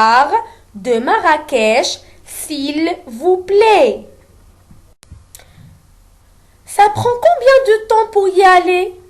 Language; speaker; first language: French; non-native, local second language; Arabic